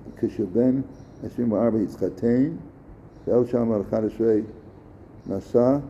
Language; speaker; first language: Hebrew; non-native, fluent; English